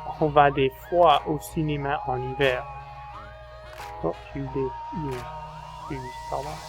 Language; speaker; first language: French; non-native, fluent; English